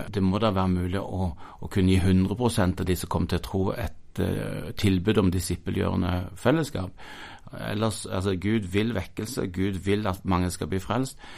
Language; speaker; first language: Norwegian; native; Norwegian